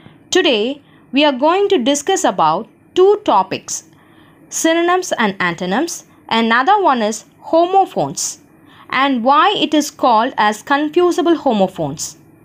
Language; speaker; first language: English; non-native, local second language; Tamil